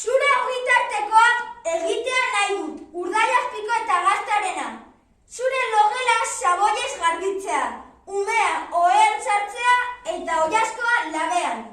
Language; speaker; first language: Basque; non-native, local second language; Spanish